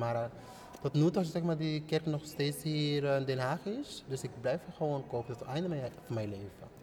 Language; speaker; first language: Dutch; non-native, fluent; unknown